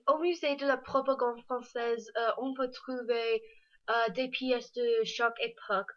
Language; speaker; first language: French; non-native, learner; English